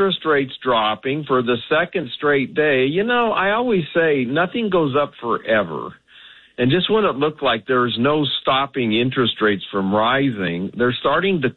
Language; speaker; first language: English; native; English